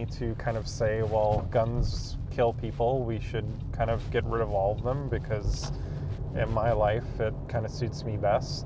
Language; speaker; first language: English; native; English